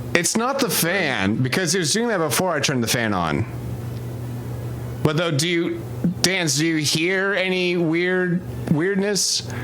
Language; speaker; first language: English; native; English